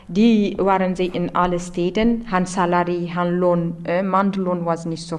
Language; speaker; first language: Dutch; non-native, learner; Tigrinya